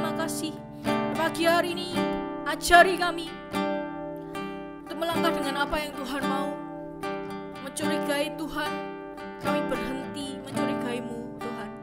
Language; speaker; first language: Indonesian; native; Indonesian